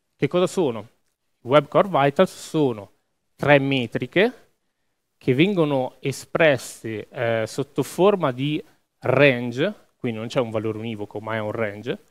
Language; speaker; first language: Italian; native; Italian